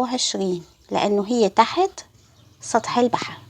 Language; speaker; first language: Arabic; native; Arabic